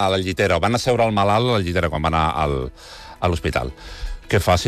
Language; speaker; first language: Catalan; native; Catalan